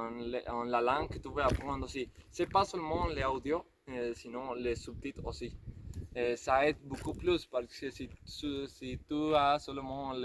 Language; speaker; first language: French; non-native, learner; Spanish